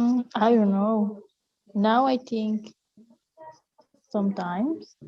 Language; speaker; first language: English; non-native, learner; Spanish